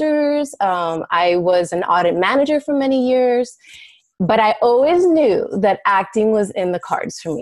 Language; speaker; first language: English; early bilingual, other home language; Spanish